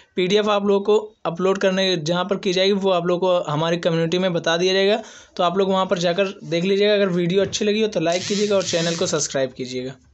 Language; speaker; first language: Hindi; native; Hindi